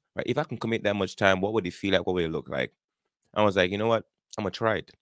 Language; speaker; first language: English; non-native, local second language; Jamaican Creole English